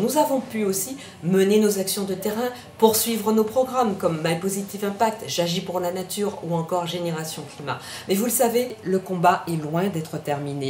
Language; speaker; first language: French; native; French